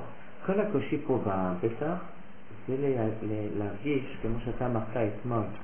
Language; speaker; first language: Hebrew; non-native, fluent; French